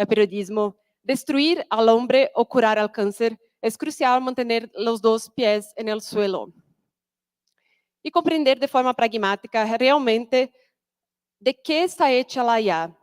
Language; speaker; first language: Spanish; non-native, learner; Portuguese